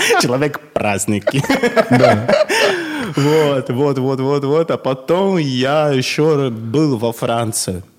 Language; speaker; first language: Russian; non-native, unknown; Portuguese